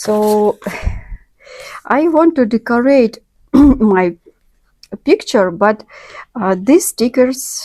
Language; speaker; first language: English; non-native, learner; Russian